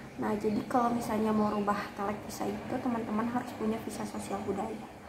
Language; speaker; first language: Indonesian; native; Indonesian